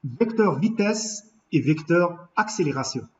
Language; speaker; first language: French; non-native, local second language; Arabic